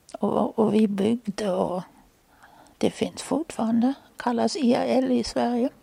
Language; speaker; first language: Swedish; non-native, fluent; German